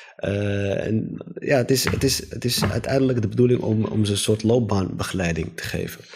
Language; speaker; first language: Dutch; native; Dutch